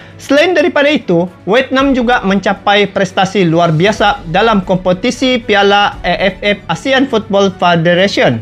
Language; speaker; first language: Malay; native; Malay